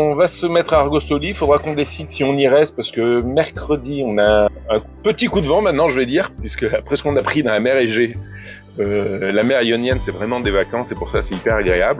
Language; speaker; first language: French; native; French